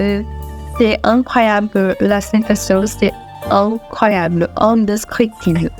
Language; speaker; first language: French; non-native, learner; Portuguese